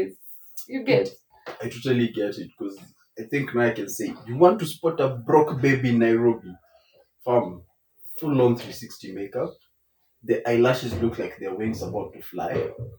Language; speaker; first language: English; non-native, local second language; Swahili